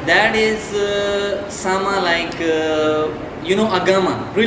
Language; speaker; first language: English; non-native, fluent; Urdu